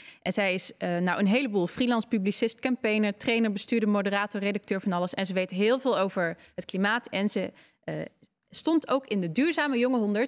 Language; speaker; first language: Dutch; native; Dutch